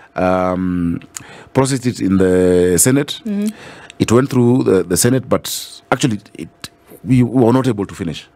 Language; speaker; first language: English; non-native, local second language; Swahili